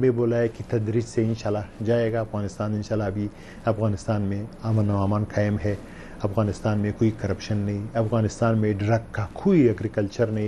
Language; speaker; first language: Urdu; non-native, learner; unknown